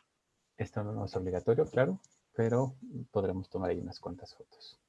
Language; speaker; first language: Spanish; native; Spanish